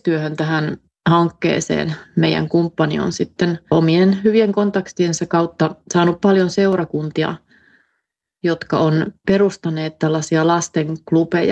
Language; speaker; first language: Finnish; native; Finnish